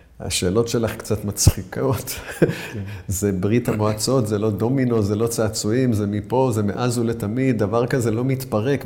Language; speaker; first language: Hebrew; native; Hebrew